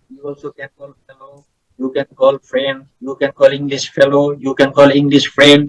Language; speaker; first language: English; non-native, learner; Bangla